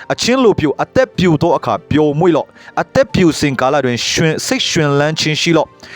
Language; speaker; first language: Burmese; non-native, local second language; Tedim Chin